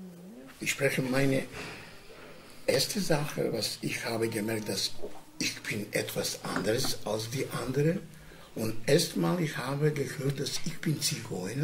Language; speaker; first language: German; non-native, learner; Romany